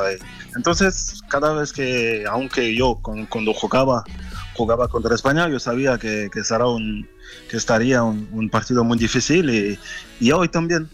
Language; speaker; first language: Spanish; non-native, fluent; French